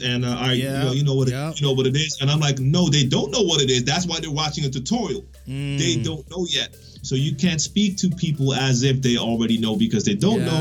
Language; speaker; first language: English; non-native, fluent; Dutch